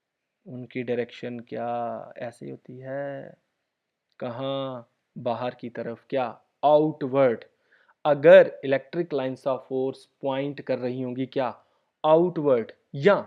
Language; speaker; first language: Hindi; native; Hindi